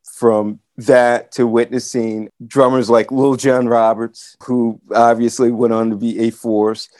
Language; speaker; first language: English; native; English